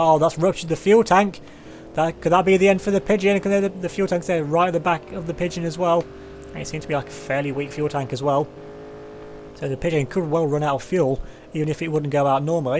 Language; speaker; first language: English; native; English